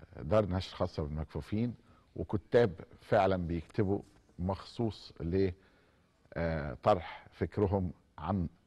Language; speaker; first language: Arabic; native; Arabic